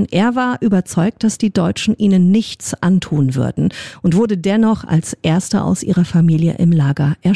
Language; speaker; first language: German; native; German